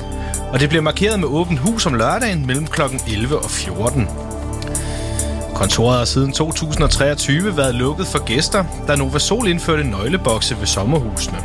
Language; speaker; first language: Danish; native; Danish